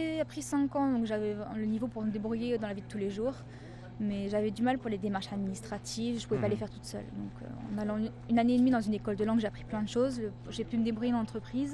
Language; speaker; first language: French; native; French